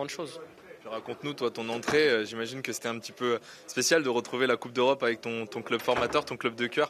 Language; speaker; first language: French; native; French